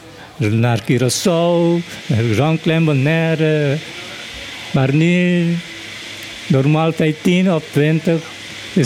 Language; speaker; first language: Dutch; non-native, learner; Papiamento